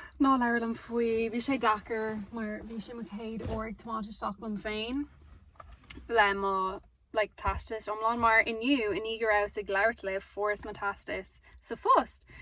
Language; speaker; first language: Irish; non-native, local second language; English